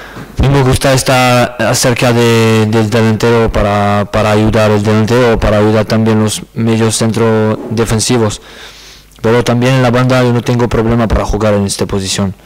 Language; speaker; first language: Spanish; non-native, learner; French